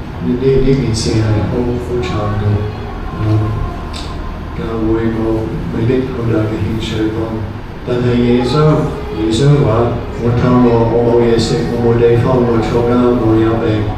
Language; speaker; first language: Cantonese; non-native, fluent; English